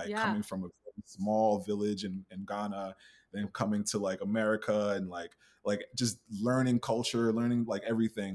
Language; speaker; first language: English; native; English